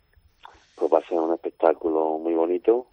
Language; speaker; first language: Spanish; native; Spanish